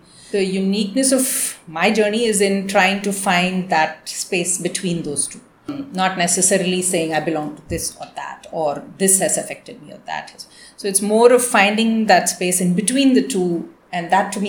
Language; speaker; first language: English; non-native, local second language; Tamil